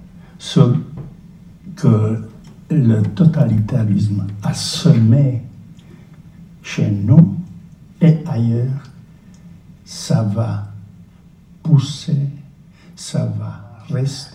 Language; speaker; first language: French; non-native, fluent; Czech